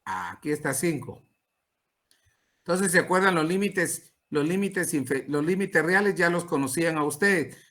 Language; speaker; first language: Spanish; native; Spanish